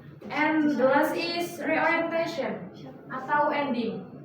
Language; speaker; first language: English; non-native, learner; Indonesian